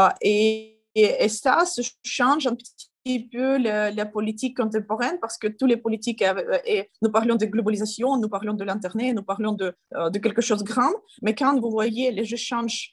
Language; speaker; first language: French; non-native, learner; Ukrainian